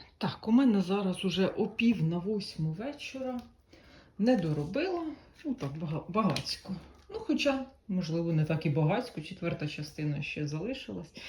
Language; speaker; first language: Ukrainian; non-native, local second language; Russian